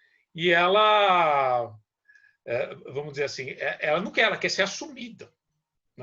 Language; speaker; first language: Portuguese; native; Portuguese